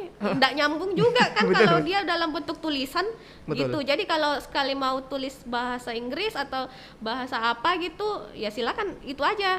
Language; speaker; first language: Indonesian; native; Indonesian